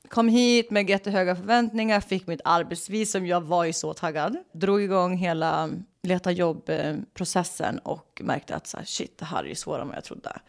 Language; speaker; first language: Swedish; native; Swedish